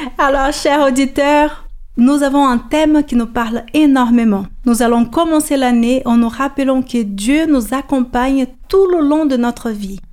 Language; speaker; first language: French; native; French